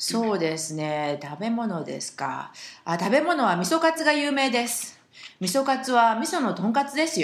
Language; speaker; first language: Japanese; native; Japanese